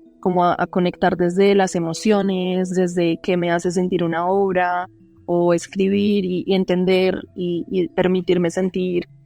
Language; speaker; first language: Spanish; native; Spanish